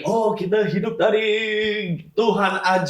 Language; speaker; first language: Indonesian; non-native, fluent; English